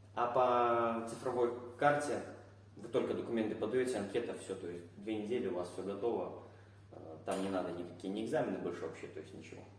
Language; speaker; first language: Russian; native; Russian